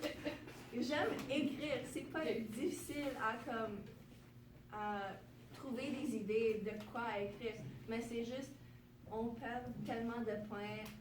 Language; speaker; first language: French; non-native, local second language; English